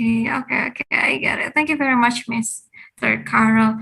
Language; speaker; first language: English; non-native, fluent; Indonesian